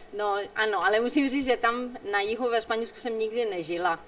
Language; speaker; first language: Czech; non-native, fluent; Spanish